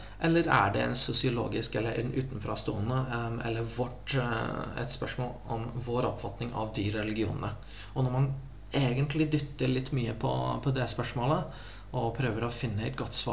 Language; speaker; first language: Norwegian; non-native, fluent; English